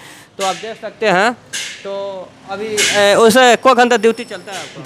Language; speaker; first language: Hindi; native; Hindi